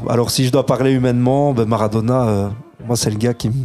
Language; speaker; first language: French; early bilingual, other home language; Italian